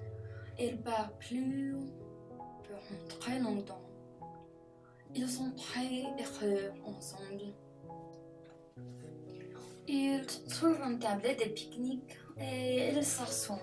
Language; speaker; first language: French; non-native, learner; English